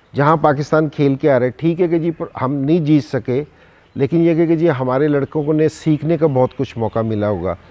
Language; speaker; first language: Urdu; non-native, local second language; Punjabi